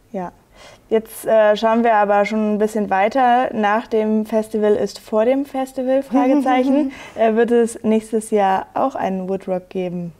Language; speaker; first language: German; native; German